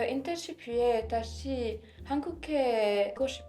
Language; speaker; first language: Korean; non-native, learner; French